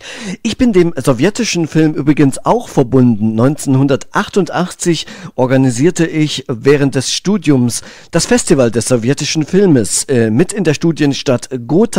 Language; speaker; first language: German; native; German